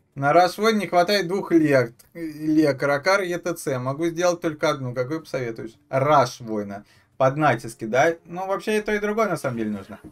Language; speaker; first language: Russian; native; Russian